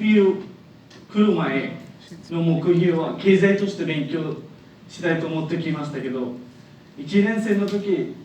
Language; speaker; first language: Japanese; non-native, learner; Bangla